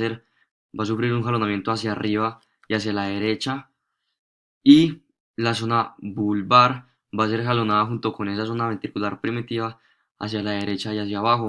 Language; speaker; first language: Spanish; native; Spanish